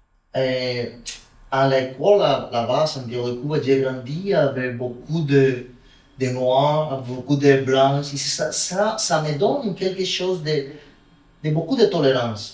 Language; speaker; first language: French; non-native, learner; Spanish